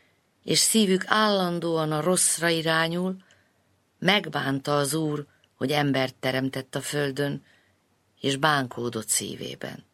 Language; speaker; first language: Hungarian; native; Hungarian